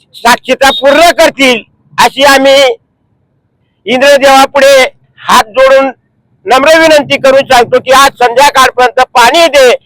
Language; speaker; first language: Marathi; native; Marathi